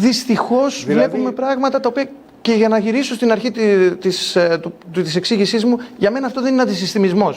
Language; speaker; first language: Greek; native; Greek